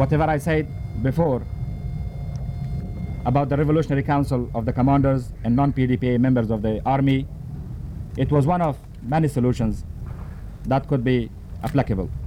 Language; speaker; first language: English; non-native, fluent; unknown